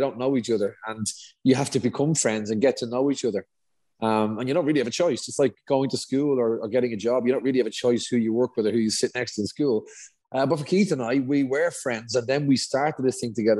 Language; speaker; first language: English; native; English